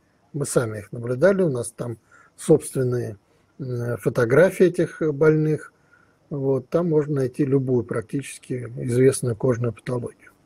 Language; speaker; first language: Russian; native; Russian